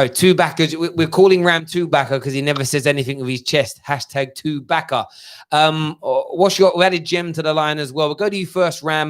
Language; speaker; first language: English; native; English